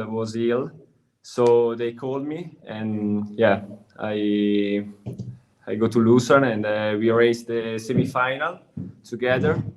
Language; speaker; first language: English; non-native, learner; Italian